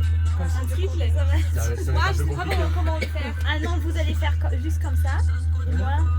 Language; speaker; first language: French; non-native, fluent; German